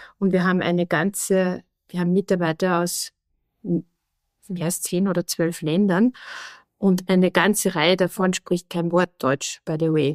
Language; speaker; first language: German; native; German